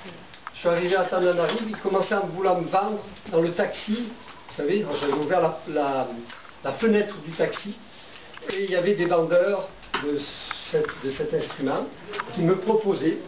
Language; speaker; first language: French; native; French